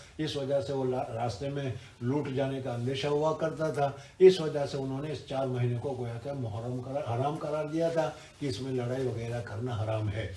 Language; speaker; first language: Urdu; non-native, local second language; Gujarati